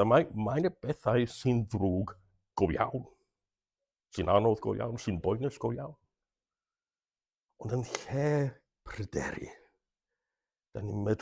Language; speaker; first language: Welsh; non-native, fluent; English